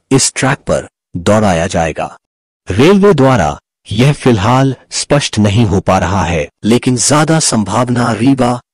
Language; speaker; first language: Hindi; native; Hindi